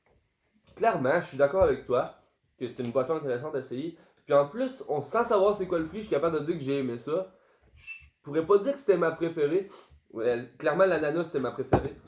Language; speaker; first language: French; native; French